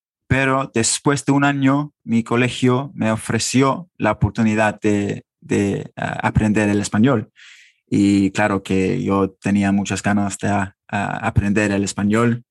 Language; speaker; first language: Spanish; non-native, fluent; English